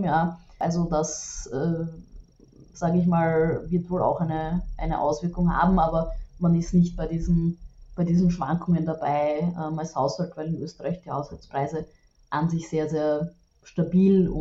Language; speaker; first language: German; native; German